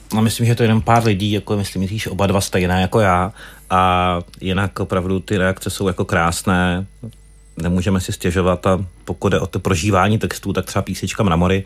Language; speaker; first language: Czech; native; Czech